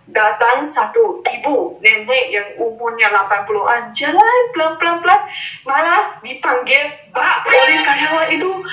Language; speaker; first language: Indonesian; non-native, fluent; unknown